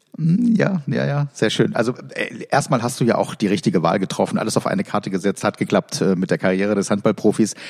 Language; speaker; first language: German; native; German